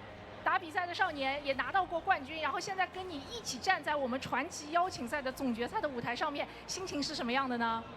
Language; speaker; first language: Chinese; native; Chinese